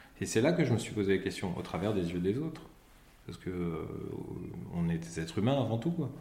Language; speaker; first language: French; native; French